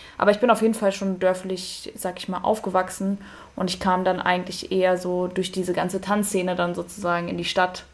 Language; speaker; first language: German; native; German